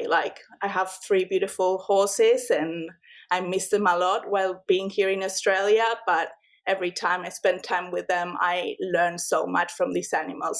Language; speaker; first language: English; non-native, fluent; Spanish